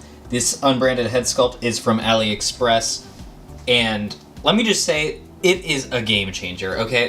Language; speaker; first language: English; native; English